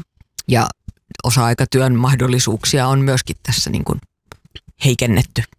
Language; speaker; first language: Finnish; native; Finnish